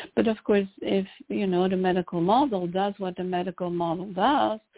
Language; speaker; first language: English; non-native, fluent; French